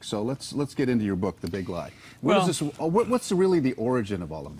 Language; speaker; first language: English; native; English